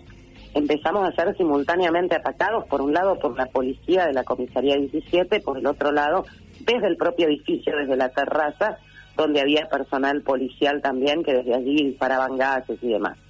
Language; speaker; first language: Spanish; native; Spanish